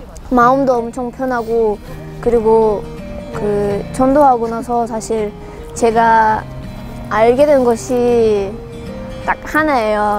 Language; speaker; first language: Korean; non-native, fluent; Russian